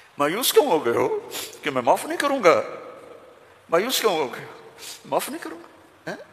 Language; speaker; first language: Urdu; non-native, local second language; Punjabi